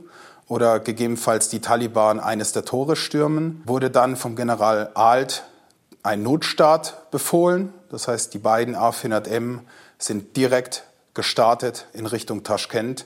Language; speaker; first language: German; native; German